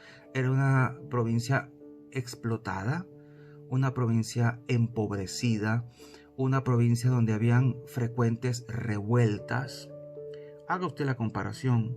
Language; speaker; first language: Spanish; native; Spanish